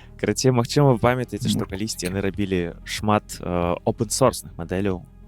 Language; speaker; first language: Belarusian; non-native, local second language; Russian